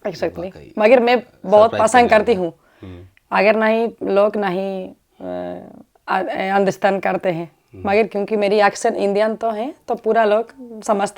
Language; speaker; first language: Hindi; non-native, learner; Spanish